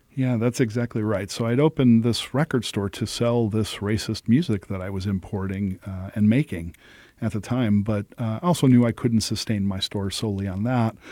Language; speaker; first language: English; early bilingual, other home language; Italian